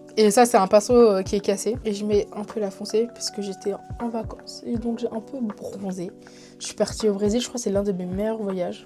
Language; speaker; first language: French; early bilingual, other home language; Spanish